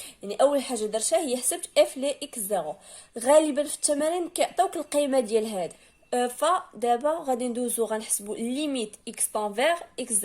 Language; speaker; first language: Arabic; native; Arabic